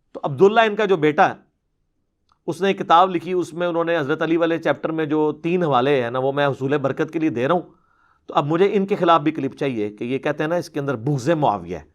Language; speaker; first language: Urdu; non-native, local second language; Punjabi